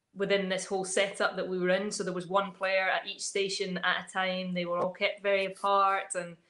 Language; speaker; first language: English; native; English